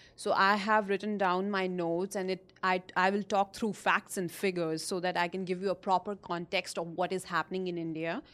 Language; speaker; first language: English; non-native, local second language; Hindi